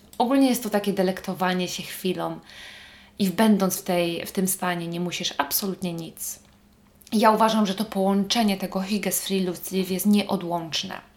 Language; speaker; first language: Polish; native; Polish